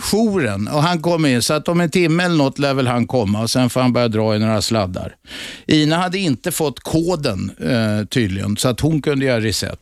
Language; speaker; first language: Swedish; native; Swedish